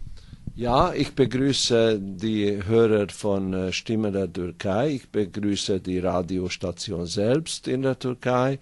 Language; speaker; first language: German; non-native, fluent; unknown